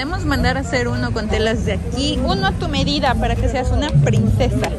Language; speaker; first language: Spanish; native; Spanish